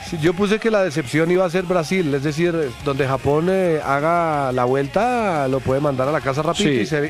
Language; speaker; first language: Spanish; native; Spanish